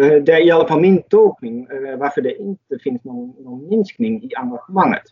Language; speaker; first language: Swedish; non-native, fluent; Dutch